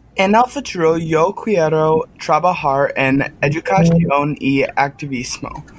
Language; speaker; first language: Spanish; non-native, learner; English